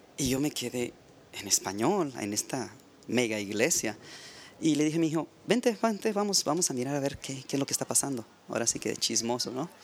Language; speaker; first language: Spanish; native; Spanish